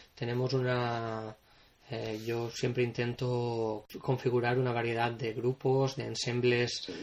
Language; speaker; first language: Spanish; native; Spanish